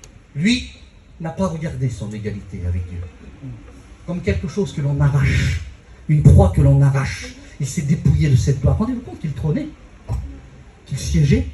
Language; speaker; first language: French; native; French